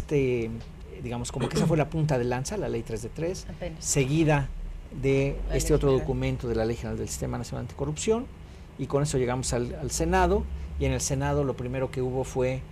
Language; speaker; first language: Spanish; native; Spanish